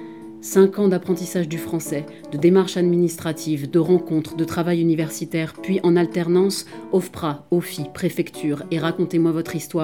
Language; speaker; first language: French; native; French